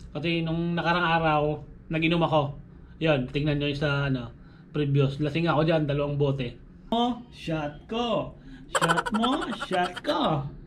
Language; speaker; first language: Filipino; non-native, local second language; Hiligaynon